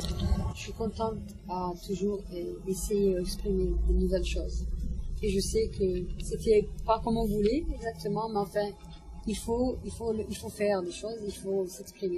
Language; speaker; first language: French; non-native, fluent; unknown